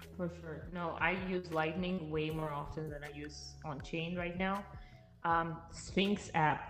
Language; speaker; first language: English; non-native, fluent; Russian